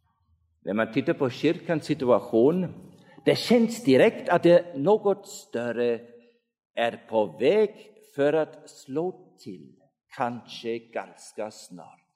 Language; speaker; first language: Swedish; non-native, fluent; German